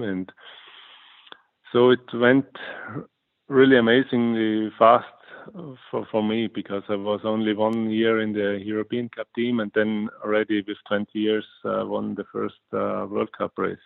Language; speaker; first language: English; non-native, fluent; German